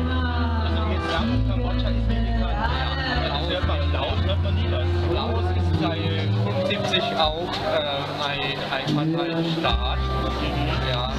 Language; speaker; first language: German; non-native, fluent; Lao